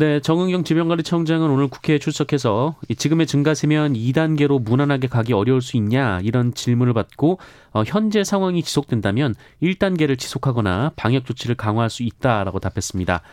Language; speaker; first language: Korean; native; Korean